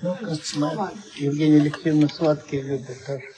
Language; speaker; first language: Russian; native; Russian